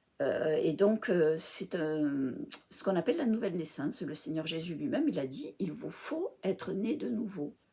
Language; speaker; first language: French; early bilingual, other home language; English